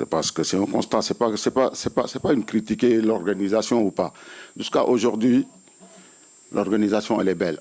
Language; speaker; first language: French; non-native, local second language; Wolof